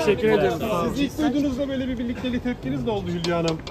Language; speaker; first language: Turkish; native; Turkish